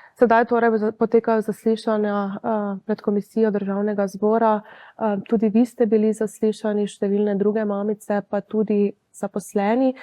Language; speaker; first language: Slovenian; native; Slovenian